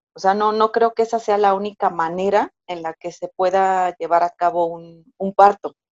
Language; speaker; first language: Spanish; native; Spanish